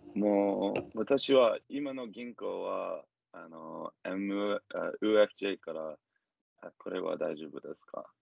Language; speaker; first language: Japanese; non-native, learner; English